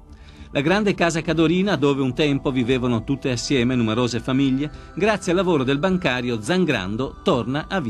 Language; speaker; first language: Italian; native; Italian